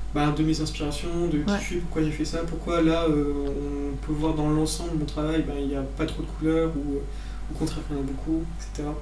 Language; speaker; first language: French; native; French